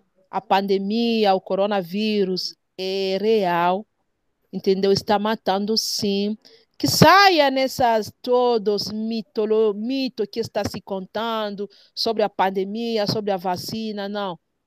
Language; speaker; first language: Portuguese; non-native, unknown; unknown